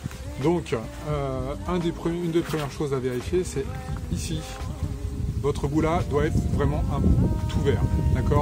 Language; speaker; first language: French; native; French